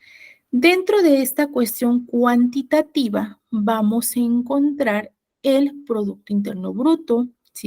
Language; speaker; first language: Spanish; native; Spanish